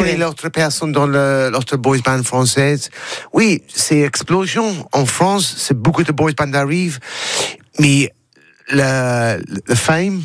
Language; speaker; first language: French; non-native, learner; English